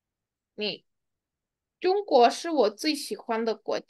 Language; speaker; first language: Chinese; non-native, learner; Indonesian